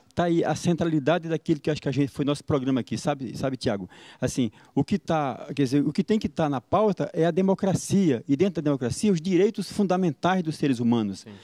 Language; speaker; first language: Portuguese; native; Portuguese